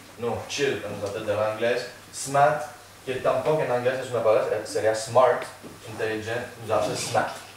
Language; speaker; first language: Catalan; non-native, fluent; French